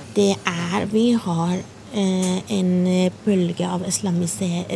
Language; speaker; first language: Norwegian; non-native, fluent; Persian